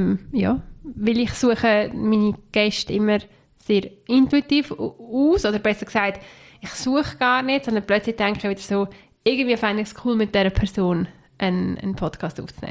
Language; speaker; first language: German; native; German